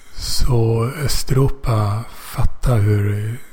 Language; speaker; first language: Swedish; native; Swedish